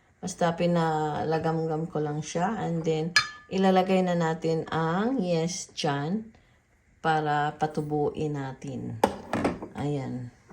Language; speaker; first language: Filipino; non-native, local second language; Cebuano